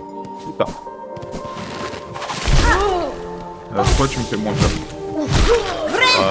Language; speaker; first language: French; native; French